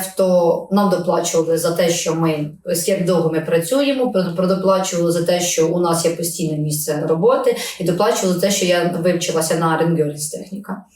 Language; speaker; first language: Ukrainian; native; Ukrainian